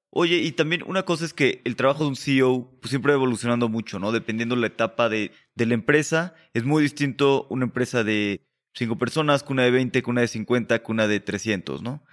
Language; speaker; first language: Spanish; native; Spanish